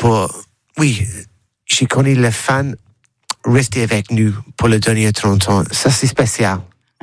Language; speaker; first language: French; non-native, learner; English